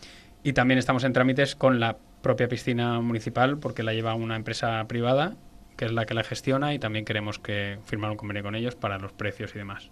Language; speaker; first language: Spanish; native; Spanish